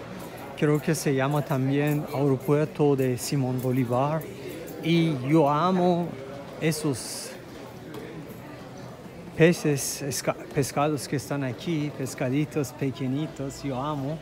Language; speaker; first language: Spanish; non-native, fluent; German